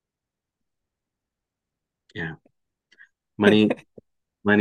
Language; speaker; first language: English; non-native, local second language; Filipino